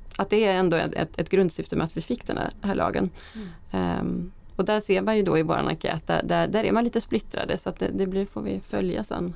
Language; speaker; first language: Swedish; native; Swedish